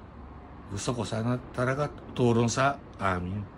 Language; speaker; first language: Filipino; non-native, learner; Japanese